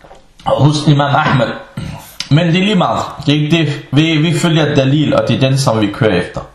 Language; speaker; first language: Danish; early bilingual, other home language; Arabic